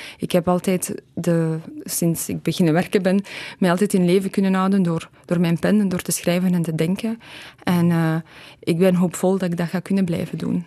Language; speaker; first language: Dutch; early bilingual, other home language; Polish